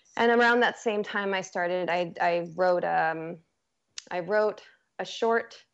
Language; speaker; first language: English; native; English